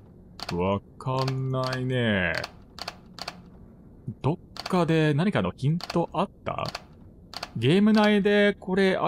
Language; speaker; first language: Japanese; non-native, fluent; English